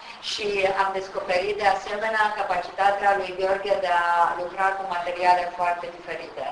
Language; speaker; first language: Romanian; native; Romanian